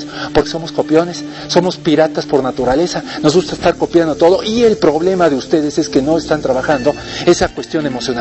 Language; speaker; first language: Spanish; native; Spanish